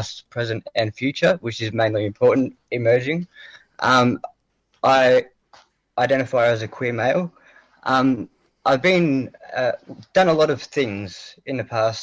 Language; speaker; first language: English; native; English